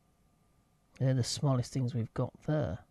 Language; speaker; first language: English; native; English